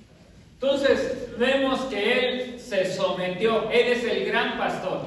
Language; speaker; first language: Spanish; native; Spanish